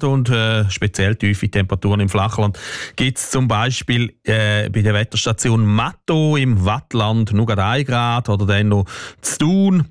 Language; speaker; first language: German; native; German